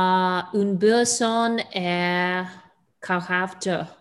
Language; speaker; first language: French; non-native, learner; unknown